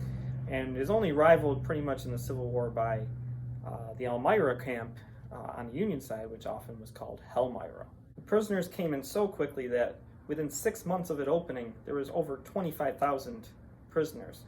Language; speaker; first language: English; native; English